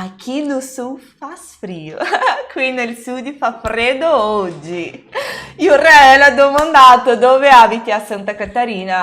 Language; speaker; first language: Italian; non-native, fluent; Portuguese